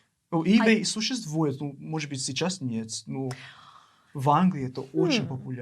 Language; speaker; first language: Russian; non-native, learner; English